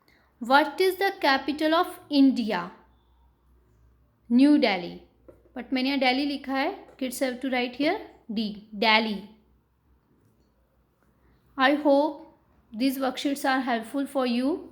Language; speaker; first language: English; non-native, local second language; Hindi